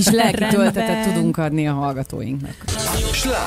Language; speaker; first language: Hungarian; native; Hungarian